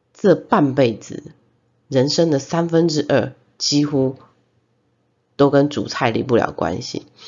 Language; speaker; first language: Chinese; native; Chinese